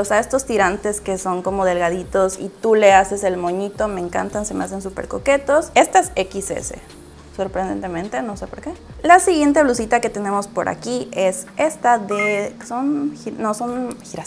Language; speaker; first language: Spanish; native; Spanish